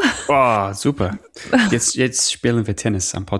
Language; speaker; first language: German; non-native, learner; English